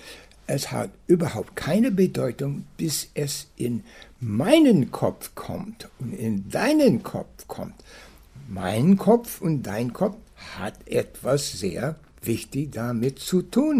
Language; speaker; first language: German; non-native, fluent; English